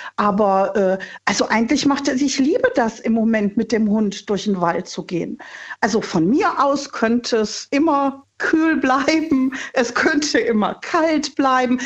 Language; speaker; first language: German; native; German